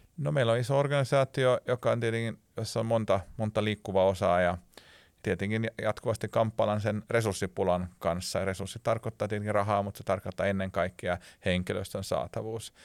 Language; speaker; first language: Finnish; non-native, local second language; Swedish